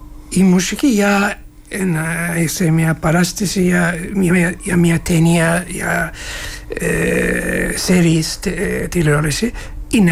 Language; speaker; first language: Greek; non-native, learner; Turkish